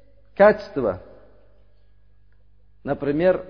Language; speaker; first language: Russian; non-native, learner; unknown